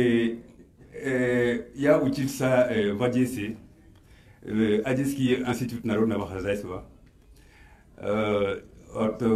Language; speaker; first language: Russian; non-native, fluent; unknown